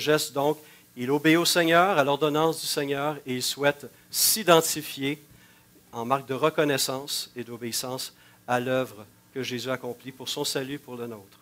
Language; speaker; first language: French; native; French